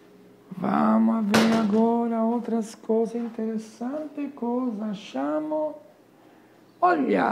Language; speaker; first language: Portuguese; non-native, fluent; Italian